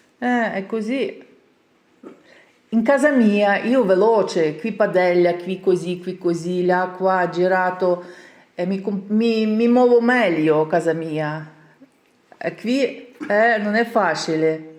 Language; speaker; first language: Italian; non-native, learner; Ukrainian